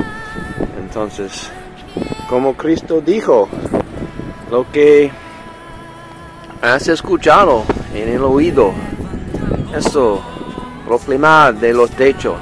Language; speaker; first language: Spanish; non-native, learner; English